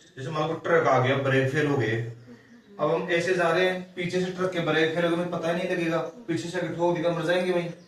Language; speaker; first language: Hindi; native; Hindi